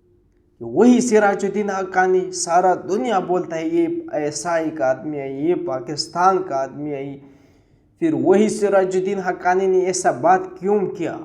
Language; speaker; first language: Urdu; non-native, learner; Pashto